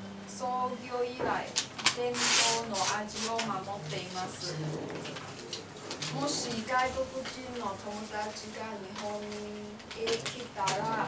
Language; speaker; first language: Japanese; non-native, learner; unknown